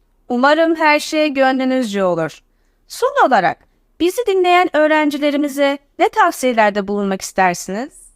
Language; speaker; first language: Turkish; native; Turkish